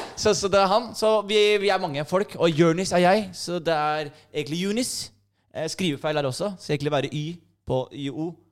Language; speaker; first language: Norwegian; native; Norwegian